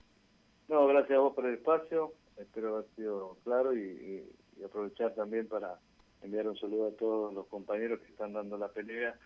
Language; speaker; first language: Spanish; native; Spanish